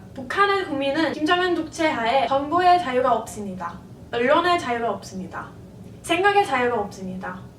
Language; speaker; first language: Korean; non-native, fluent; English